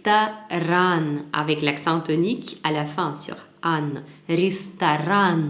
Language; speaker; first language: French; non-native, fluent; Russian